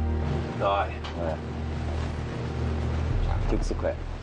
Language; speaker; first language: Vietnamese; non-native, learner; English